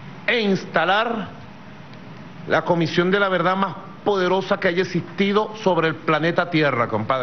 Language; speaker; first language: Spanish; native; Spanish